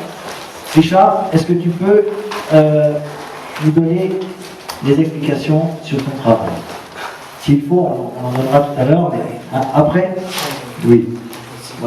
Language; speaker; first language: French; native; French